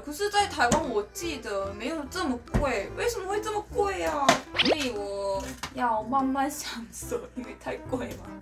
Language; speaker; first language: Chinese; non-native, learner; Korean